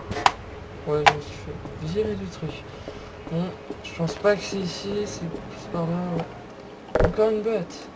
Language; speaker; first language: French; native; French